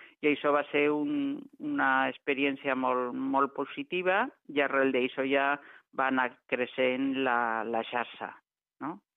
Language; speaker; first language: Catalan; non-native, local second language; Spanish